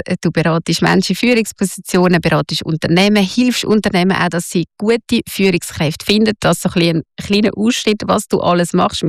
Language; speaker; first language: German; native; German